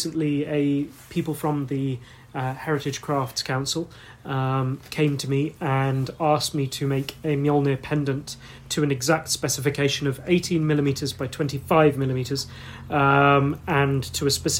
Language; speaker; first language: English; native; English